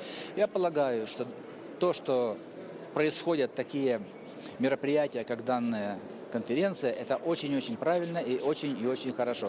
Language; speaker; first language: Russian; native; Russian